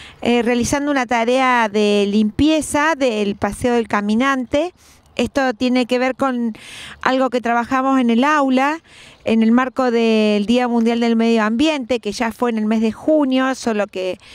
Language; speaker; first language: Spanish; native; Spanish